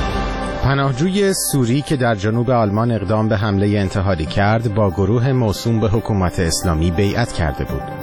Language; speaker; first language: Persian; native; Persian